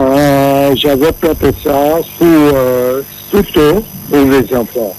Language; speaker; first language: French; non-native, local second language; Guadeloupean Creole French